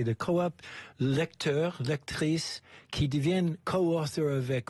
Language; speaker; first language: French; non-native, fluent; English